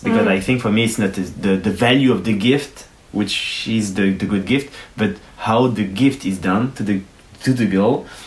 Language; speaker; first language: English; non-native, learner; French